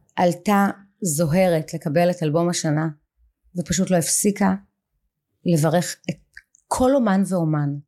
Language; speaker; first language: Hebrew; native; Hebrew